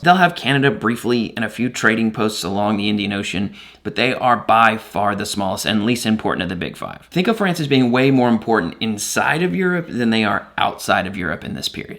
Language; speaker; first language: English; native; English